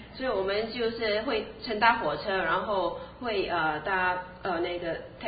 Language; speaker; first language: Chinese; native; Chinese